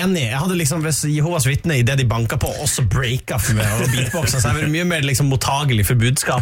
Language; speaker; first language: Norwegian; native; Norwegian